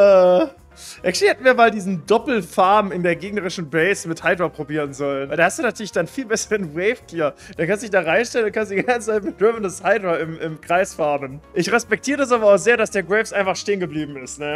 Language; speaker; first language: German; native; German